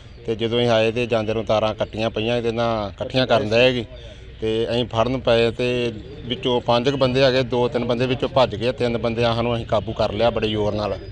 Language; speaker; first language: Punjabi; native; Punjabi